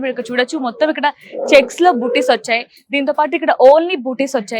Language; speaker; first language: Telugu; native; Telugu